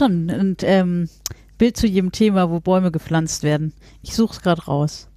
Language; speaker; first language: German; native; German